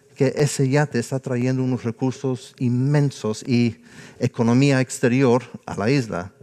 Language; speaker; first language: Spanish; non-native, fluent; English